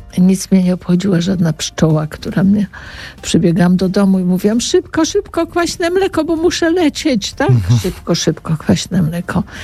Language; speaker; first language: Polish; native; Polish